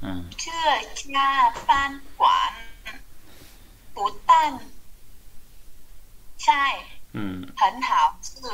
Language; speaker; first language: Chinese; non-native, learner; Vietnamese